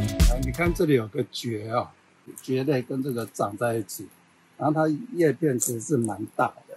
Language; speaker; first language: Chinese; native; Chinese